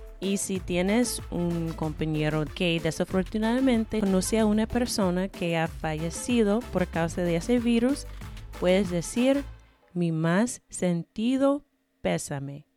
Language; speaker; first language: Spanish; non-native, fluent; English